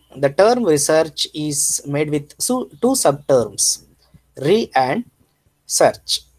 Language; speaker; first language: English; non-native, local second language; Kannada